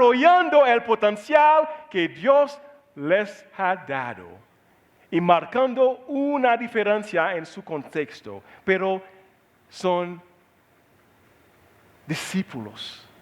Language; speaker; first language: Spanish; non-native, learner; Haitian Creole